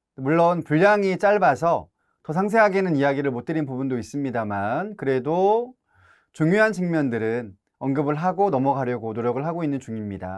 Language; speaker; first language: Korean; native; Korean